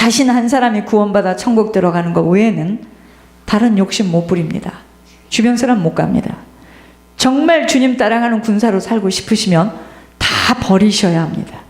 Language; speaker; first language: Korean; native; Korean